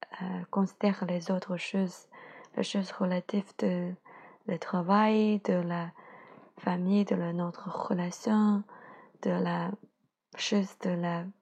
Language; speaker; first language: French; non-native, learner; Chinese